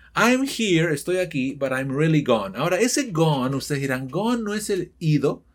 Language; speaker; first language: Spanish; native; Spanish